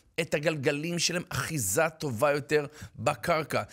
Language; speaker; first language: Hebrew; native; Hebrew